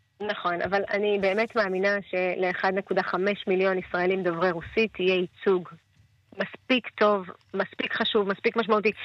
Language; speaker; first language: Hebrew; early bilingual, other home language; Russian